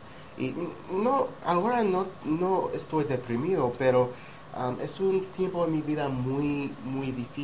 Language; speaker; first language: Spanish; non-native, learner; English